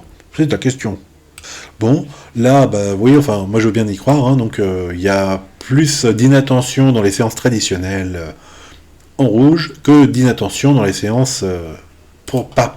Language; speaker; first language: French; native; French